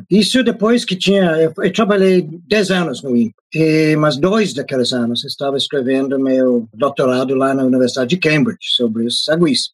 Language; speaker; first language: Portuguese; non-native, fluent; English